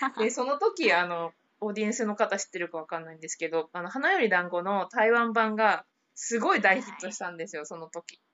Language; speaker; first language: Japanese; native; Japanese